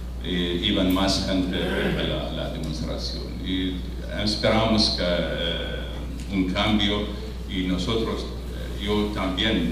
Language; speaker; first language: Spanish; non-native, fluent; Arabic